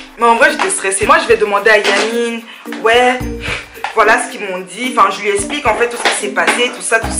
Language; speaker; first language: French; early bilingual, other home language; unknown